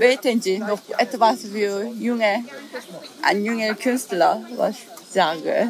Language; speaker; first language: German; non-native, learner; Korean